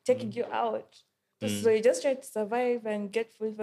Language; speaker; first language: English; non-native, local second language; Ganda